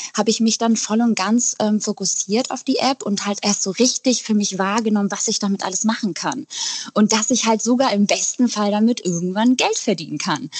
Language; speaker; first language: German; native; German